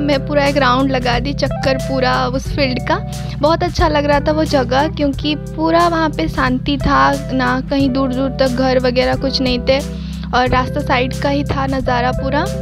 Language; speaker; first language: Hindi; native; Hindi